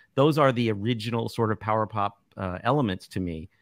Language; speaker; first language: English; native; English